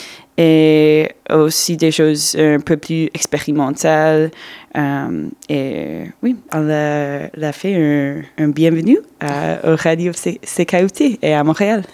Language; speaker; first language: French; non-native, fluent; English